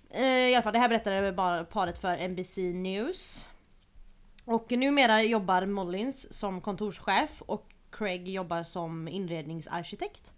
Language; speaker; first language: Swedish; native; Swedish